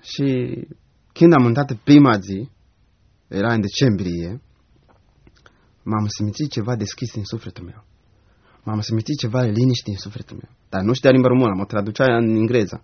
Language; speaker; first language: Romanian; non-native, learner; Rundi